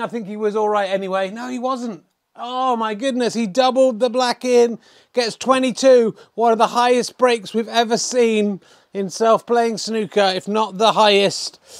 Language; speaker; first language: English; native; English